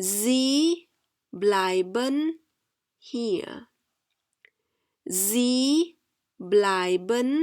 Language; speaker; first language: German; non-native, fluent; Thai